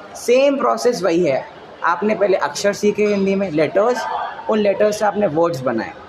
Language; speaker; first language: Hindi; native; Hindi